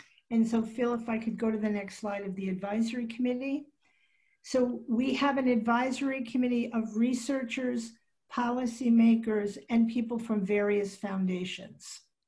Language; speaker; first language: English; native; English